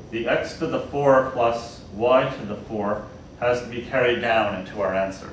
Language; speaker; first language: English; native; English